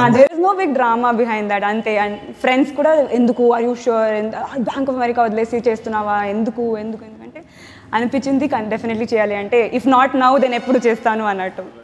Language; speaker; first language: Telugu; non-native, local second language; Tamil